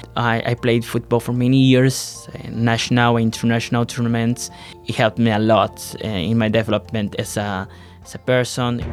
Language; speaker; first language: English; non-native, learner; Portuguese